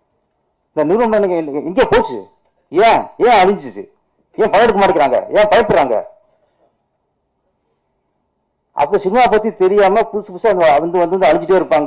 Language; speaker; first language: Tamil; native; Tamil